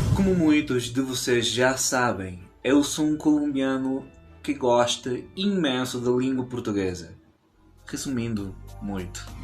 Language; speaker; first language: Portuguese; non-native, fluent; Spanish